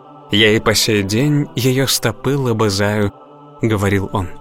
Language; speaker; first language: Russian; native; Russian